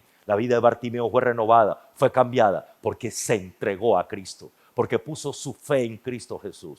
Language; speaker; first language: Spanish; native; Spanish